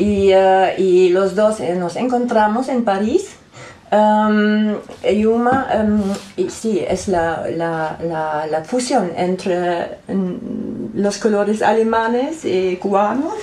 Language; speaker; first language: Spanish; non-native, learner; German